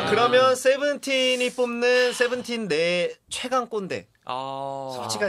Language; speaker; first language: Korean; native; Korean